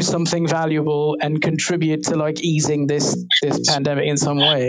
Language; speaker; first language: English; native; English